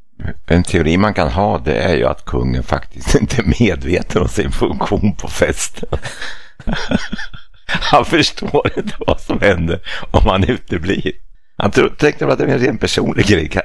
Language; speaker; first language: Swedish; native; Swedish